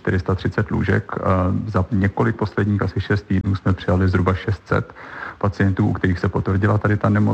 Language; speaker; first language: Czech; native; Czech